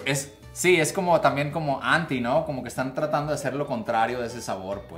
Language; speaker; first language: Spanish; native; Spanish